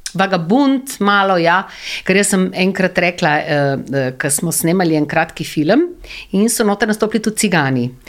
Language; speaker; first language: Slovenian; native; Slovenian